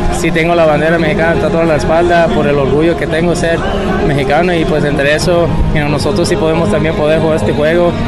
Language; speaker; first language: Spanish; early bilingual, heritage; Spanish